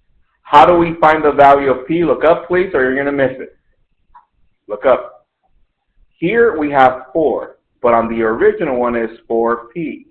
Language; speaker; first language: English; native; English